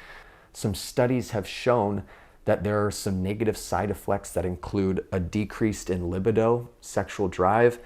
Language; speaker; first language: English; native; English